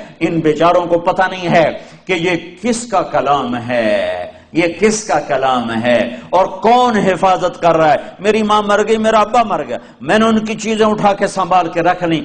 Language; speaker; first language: Urdu; non-native, local second language; Punjabi